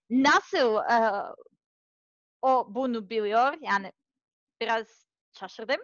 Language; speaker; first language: Turkish; non-native, learner; Serbian